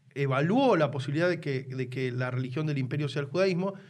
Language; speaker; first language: Spanish; native; Spanish